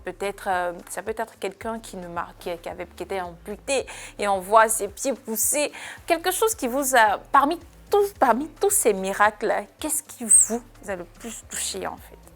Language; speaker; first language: French; native; French